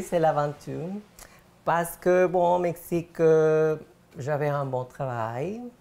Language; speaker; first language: French; non-native, fluent; Spanish